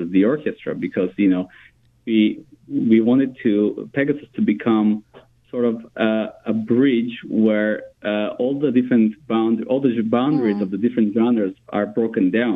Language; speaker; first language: English; non-native, fluent; Armenian